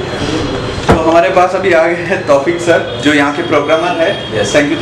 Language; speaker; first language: Hindi; native; Hindi